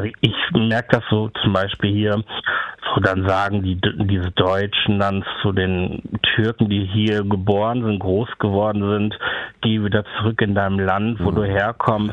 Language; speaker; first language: German; native; German